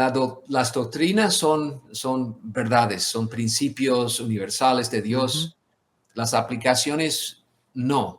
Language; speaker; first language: Spanish; non-native, fluent; English